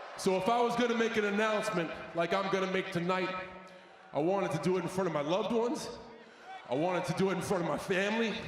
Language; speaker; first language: English; native; English